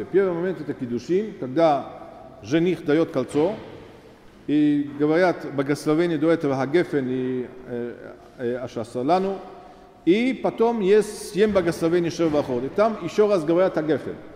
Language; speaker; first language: Russian; non-native, fluent; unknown